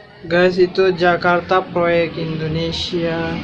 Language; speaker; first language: Indonesian; non-native, learner; Bangla